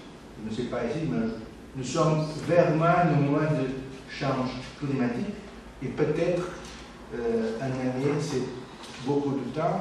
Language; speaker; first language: French; non-native, learner; Portuguese